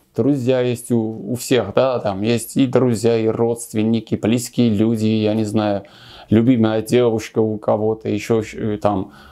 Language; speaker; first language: Russian; non-native, local second language; Armenian